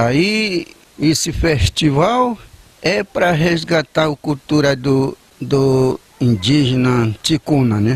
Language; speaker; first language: Portuguese; non-native, local second language; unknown